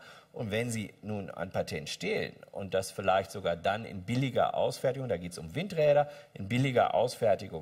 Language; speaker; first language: German; native; German